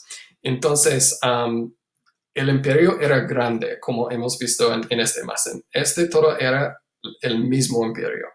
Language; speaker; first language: Spanish; non-native, fluent; English